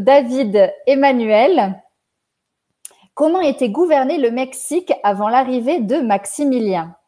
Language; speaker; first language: French; native; French